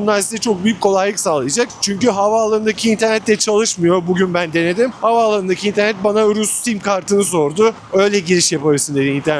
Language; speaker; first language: Turkish; native; Turkish